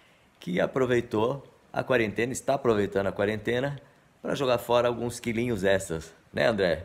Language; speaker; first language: Portuguese; native; Portuguese